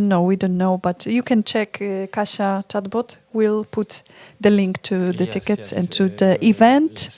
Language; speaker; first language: English; non-native, fluent; Polish